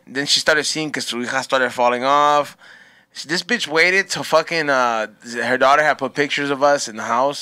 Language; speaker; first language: English; early bilingual, other home language; Spanish